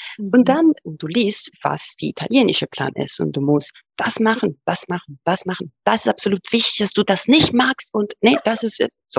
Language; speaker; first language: German; non-native, fluent; Italian